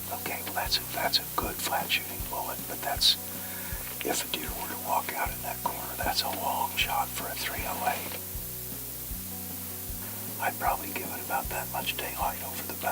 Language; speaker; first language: English; native; English